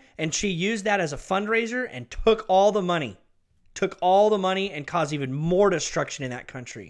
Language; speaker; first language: English; native; English